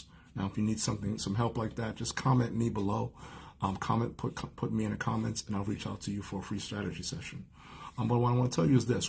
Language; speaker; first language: English; native; English